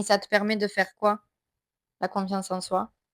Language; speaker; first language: French; native; French